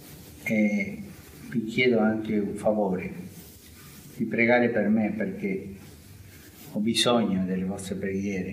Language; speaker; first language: Italian; non-native, fluent; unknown